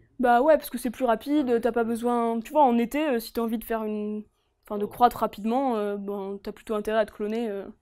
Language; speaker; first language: French; native; French